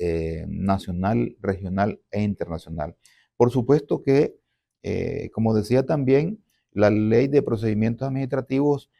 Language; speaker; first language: Spanish; native; Spanish